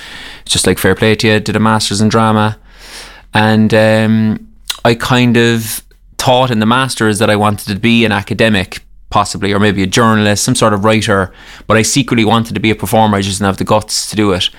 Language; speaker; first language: English; native; English